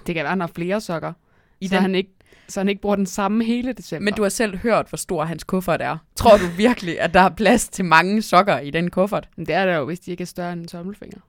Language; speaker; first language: Danish; native; Danish